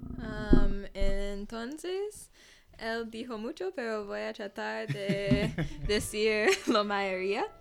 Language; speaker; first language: Spanish; non-native, fluent; English